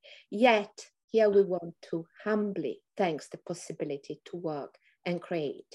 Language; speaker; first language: English; non-native, fluent; Italian